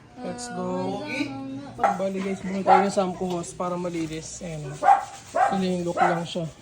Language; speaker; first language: Filipino; native; Filipino